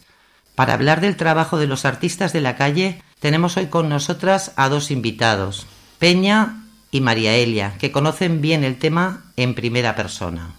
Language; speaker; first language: Spanish; native; Spanish